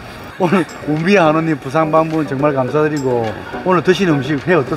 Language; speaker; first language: Korean; native; Korean